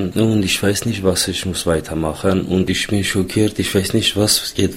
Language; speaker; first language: German; non-native, learner; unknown